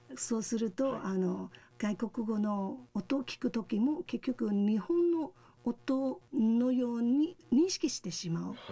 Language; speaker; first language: Japanese; non-native, fluent; Cantonese